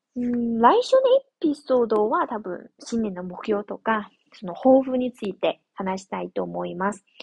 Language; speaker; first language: Japanese; non-native, fluent; Chinese